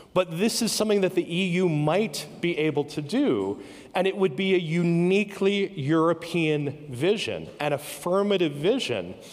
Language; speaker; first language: English; native; English